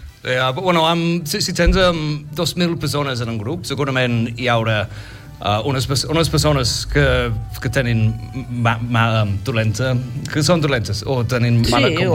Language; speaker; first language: Catalan; non-native, fluent; English